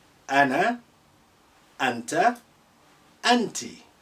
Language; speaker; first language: Arabic; non-native, fluent; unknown